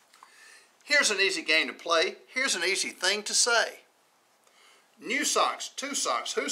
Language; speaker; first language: English; native; English